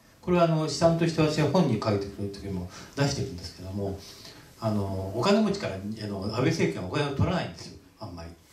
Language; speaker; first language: Japanese; native; Japanese